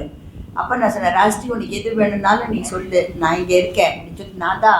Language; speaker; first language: Tamil; native; Tamil